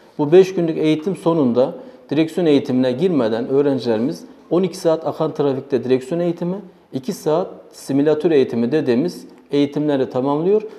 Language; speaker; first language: Turkish; early bilingual, heritage; Turkish